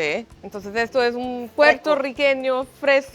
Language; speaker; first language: Spanish; non-native, learner; English